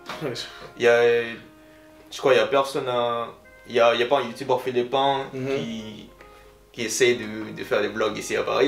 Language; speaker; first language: French; non-native, learner; Filipino